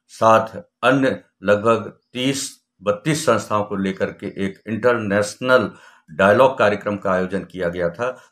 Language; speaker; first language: Hindi; native; Hindi